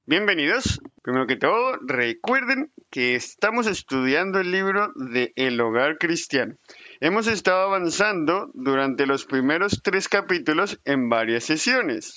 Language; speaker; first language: Spanish; native; Spanish